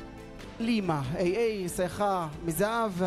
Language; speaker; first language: Hebrew; non-native, local second language; Arabic